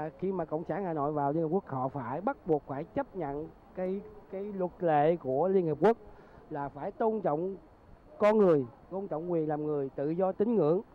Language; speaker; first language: Vietnamese; native; Vietnamese